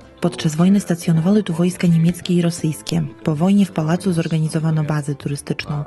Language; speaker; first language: Polish; native; Polish